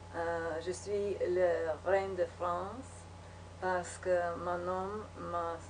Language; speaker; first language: French; non-native, learner; English